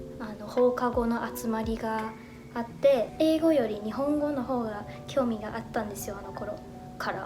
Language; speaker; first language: Japanese; non-native, fluent; Chinese